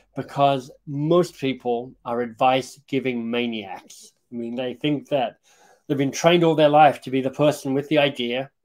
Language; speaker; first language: English; native; English